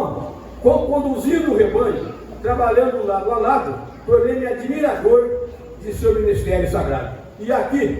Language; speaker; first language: Portuguese; native; Portuguese